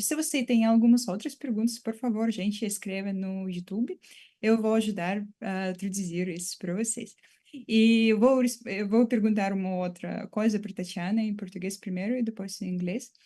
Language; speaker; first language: Portuguese; non-native, fluent; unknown